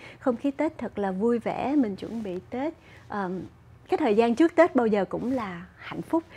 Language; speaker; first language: Vietnamese; native; Vietnamese